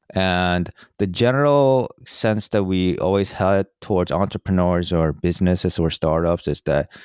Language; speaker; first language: English; early bilingual, other home language; Korean